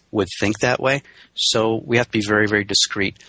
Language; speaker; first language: English; native; English